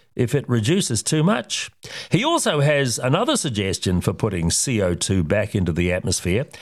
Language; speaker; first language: English; native; English